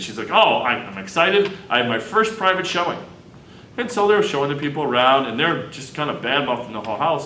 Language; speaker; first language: English; native; English